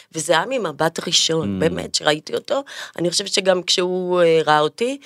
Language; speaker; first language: Hebrew; native; Hebrew